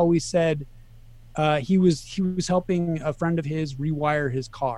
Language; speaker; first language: English; native; English